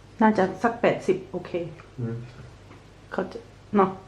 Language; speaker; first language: Thai; native; Thai